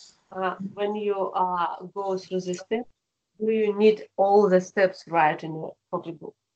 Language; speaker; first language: English; non-native, learner; Russian